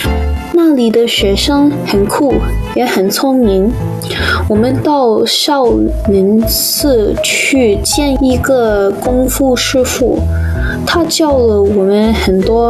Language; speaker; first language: Chinese; non-native, learner; English